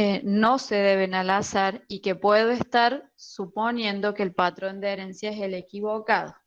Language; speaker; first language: Spanish; native; Spanish